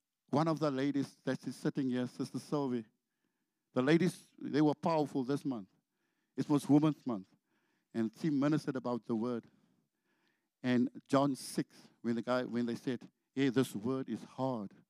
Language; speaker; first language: English; non-native, local second language; Afrikaans